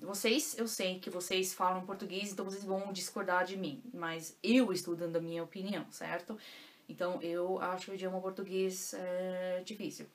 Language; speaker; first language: Portuguese; non-native, local second language; German